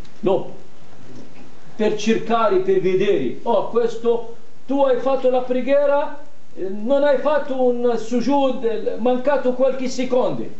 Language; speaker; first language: Italian; non-native, fluent; Arabic